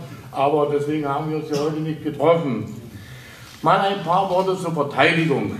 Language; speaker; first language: German; native; German